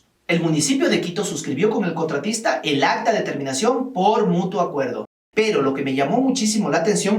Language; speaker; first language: Spanish; native; Spanish